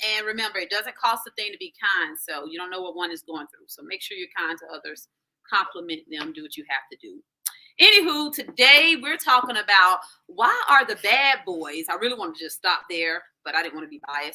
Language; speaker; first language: English; native; English